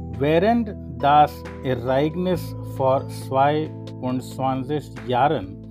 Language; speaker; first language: German; non-native, fluent; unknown